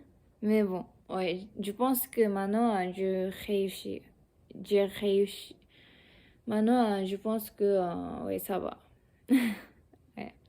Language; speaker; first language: French; non-native, learner; Japanese